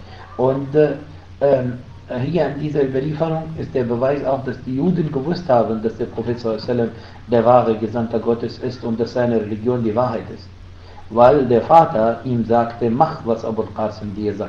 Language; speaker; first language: German; non-native, fluent; Arabic